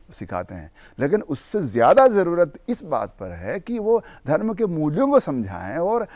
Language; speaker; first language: Hindi; non-native, local second language; Malayalam